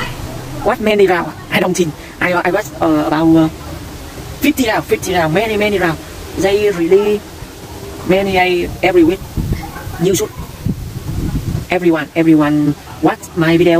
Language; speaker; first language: English; non-native, learner; Vietnamese